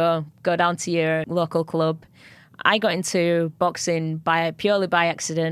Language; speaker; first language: English; native; English